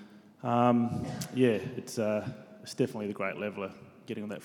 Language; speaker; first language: English; native; English